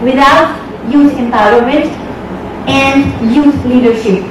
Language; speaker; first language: English; non-native, local second language; Nepali